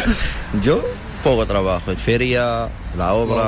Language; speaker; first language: Spanish; non-native, learner; Arabic